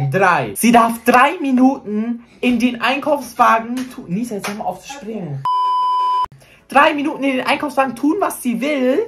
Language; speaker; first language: German; native; German